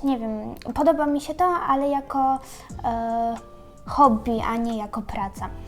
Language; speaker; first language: Polish; early bilingual, other home language; Ukrainian